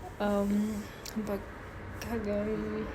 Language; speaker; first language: Turkish; non-native, fluent; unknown